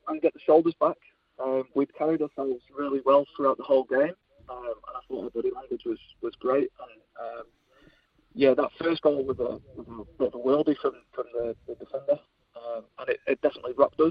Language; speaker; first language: English; native; English